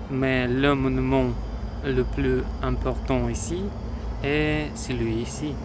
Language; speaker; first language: French; non-native, learner; Russian